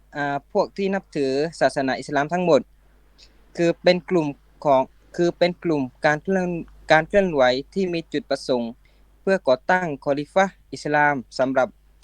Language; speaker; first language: Thai; non-native, local second language; Pattani Malay